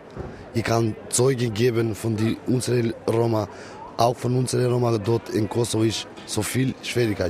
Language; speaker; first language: German; non-native, learner; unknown